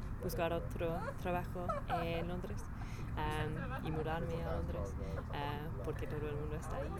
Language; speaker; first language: Spanish; non-native, learner; English